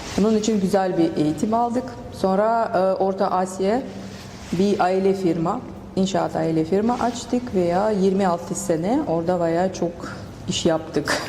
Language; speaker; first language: Turkish; non-native, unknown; Russian